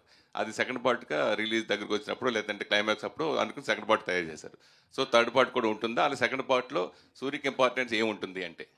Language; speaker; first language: Telugu; native; Telugu